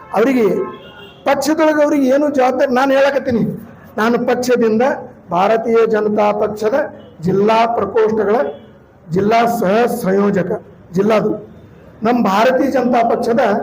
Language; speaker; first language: Kannada; non-native, local second language; Lambadi